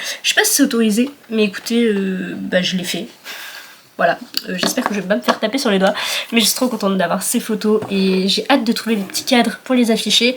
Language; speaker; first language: French; native; French